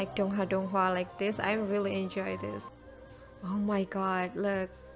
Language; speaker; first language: English; non-native, learner; Indonesian